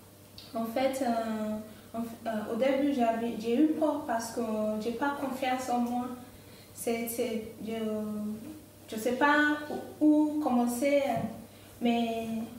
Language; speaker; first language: French; non-native, fluent; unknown